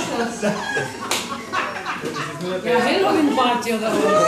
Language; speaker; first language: German; non-native, learner; Russian